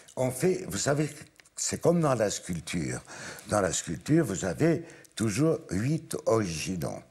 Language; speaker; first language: French; non-native, fluent; Hungarian